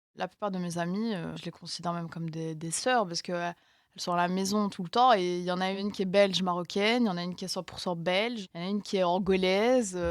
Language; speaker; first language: French; native; French